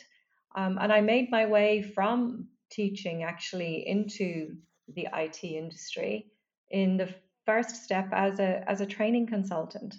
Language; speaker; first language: English; native; English